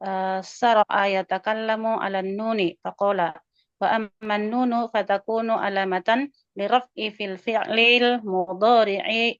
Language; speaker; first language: Arabic; non-native, learner; Indonesian